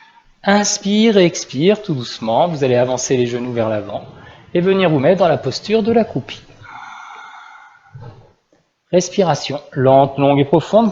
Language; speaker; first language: French; native; French